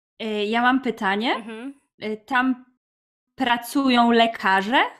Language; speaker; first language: Slovak; non-native, learner; Polish